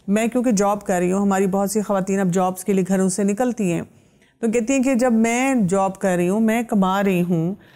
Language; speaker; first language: Urdu; native; Urdu